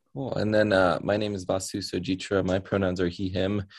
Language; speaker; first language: English; early bilingual, other home language; Hindi